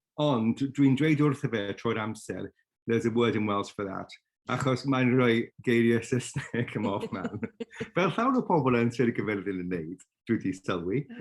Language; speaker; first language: Welsh; non-native, local second language; English